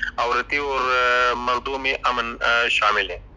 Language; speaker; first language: Urdu; non-native, learner; Pashto